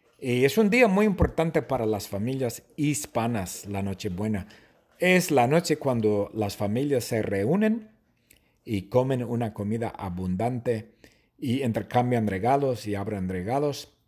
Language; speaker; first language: Spanish; non-native, fluent; English